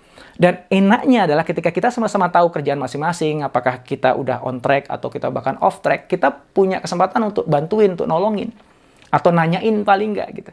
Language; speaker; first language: Indonesian; native; Indonesian